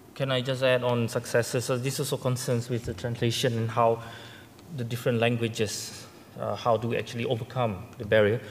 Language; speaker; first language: English; non-native, local second language; Malay